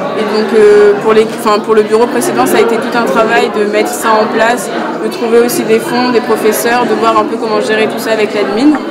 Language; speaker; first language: French; native; French